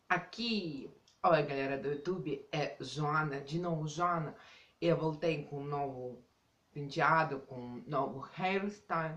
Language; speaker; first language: Portuguese; non-native, fluent; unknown